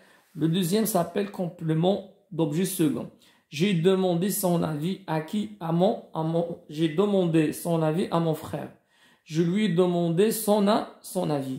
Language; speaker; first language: French; non-native, local second language; Arabic